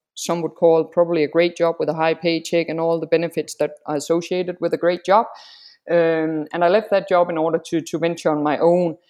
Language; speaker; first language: English; non-native, fluent; Danish